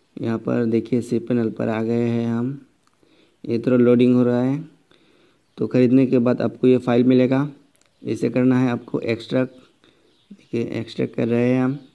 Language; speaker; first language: Hindi; non-native, local second language; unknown